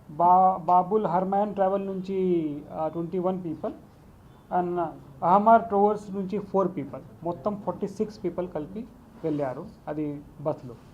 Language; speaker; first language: Telugu; non-native, local second language; Hindi